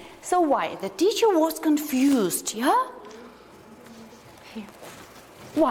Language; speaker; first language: English; non-native, fluent; Russian